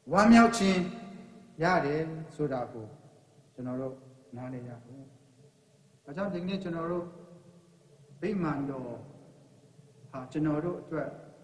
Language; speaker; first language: Burmese; non-native, local second language; Kachin